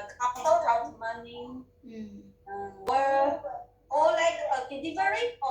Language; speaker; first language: English; non-native, learner; Chinese